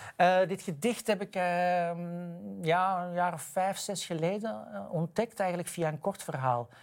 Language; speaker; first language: Dutch; native; Dutch